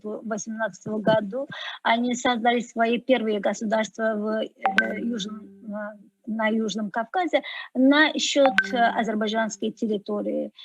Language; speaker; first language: Russian; non-native, fluent; Azerbaijani